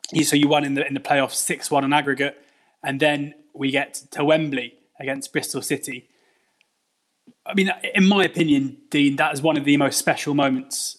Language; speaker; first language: English; native; English